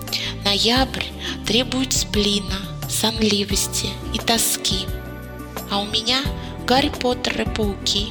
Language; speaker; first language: Russian; native; Russian